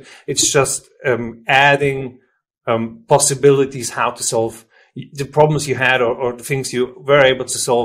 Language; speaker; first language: English; non-native, fluent; German